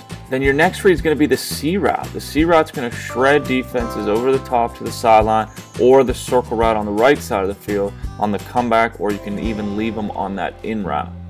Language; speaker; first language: English; native; English